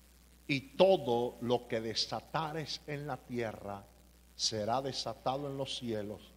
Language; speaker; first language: Spanish; native; Spanish